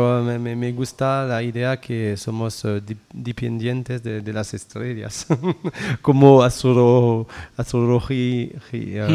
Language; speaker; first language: Spanish; non-native, learner; French